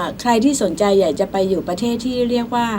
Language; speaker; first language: Thai; native; Thai